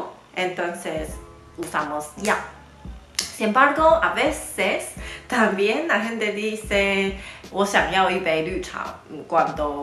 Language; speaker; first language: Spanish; non-native, fluent; Chinese